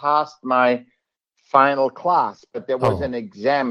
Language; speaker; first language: English; non-native, fluent; German